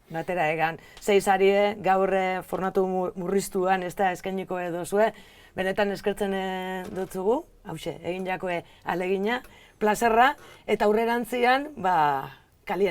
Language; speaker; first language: Basque; native; Basque